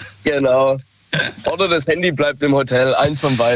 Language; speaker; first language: German; native; German